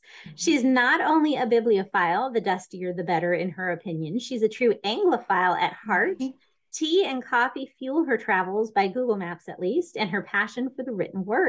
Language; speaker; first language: English; native; English